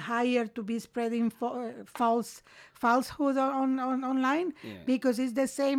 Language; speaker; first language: English; non-native, fluent; Spanish